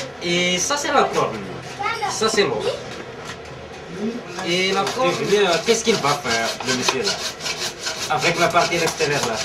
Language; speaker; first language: French; non-native, local second language; Malagasy